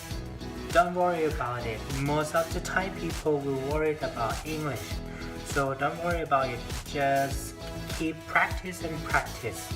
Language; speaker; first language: English; non-native, fluent; Thai